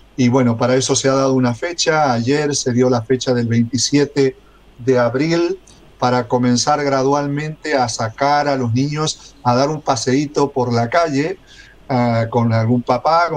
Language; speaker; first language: Spanish; native; Spanish